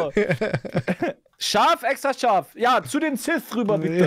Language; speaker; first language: German; native; German